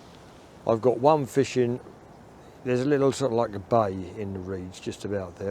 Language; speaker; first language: English; native; English